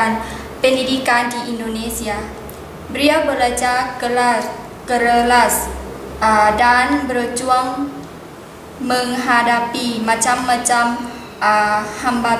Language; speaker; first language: Indonesian; non-native, learner; Lao